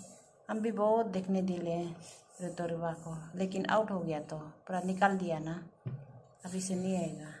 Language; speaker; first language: Hindi; non-native, local second language; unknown